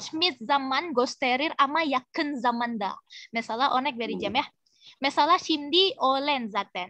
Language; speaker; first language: Turkish; non-native, fluent; Indonesian